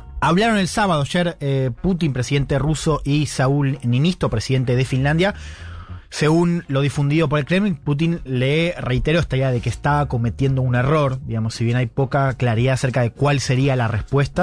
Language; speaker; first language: Spanish; native; Spanish